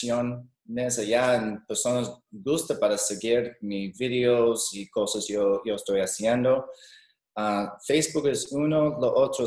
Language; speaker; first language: Spanish; non-native, learner; English